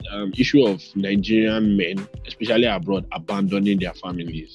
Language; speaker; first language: English; non-native, local second language; Yoruba